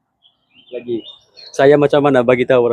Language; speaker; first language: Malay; non-native, learner; Bangla